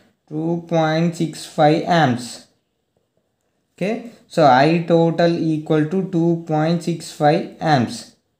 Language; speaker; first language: English; non-native, local second language; Telugu